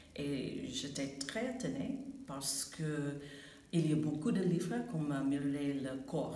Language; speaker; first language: French; non-native, fluent; English